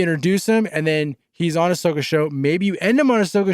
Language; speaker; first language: English; native; English